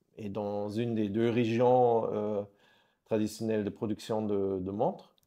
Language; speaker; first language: French; non-native, fluent; German